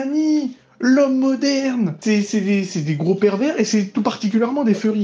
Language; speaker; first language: French; native; French